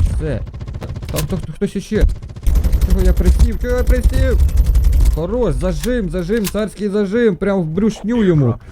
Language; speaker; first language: Ukrainian; non-native, local second language; Russian